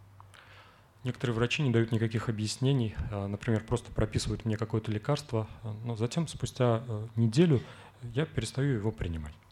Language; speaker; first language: Russian; native; Russian